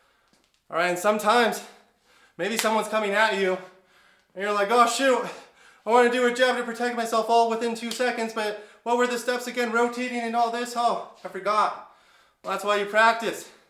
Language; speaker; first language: English; native; English